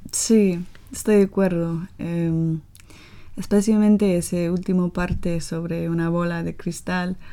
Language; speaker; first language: Spanish; non-native, learner; English